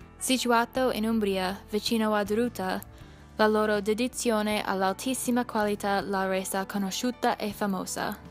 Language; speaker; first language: Italian; non-native, learner; English